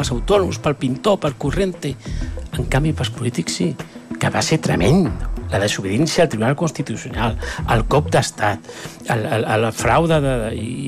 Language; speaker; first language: Catalan; native; Catalan